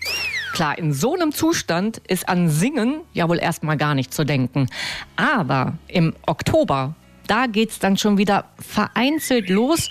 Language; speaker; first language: German; native; German